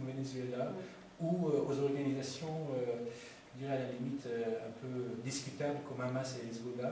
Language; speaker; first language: French; non-native, fluent; Persian